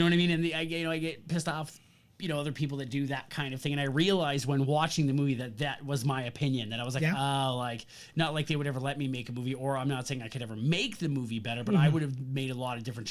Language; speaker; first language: English; native; English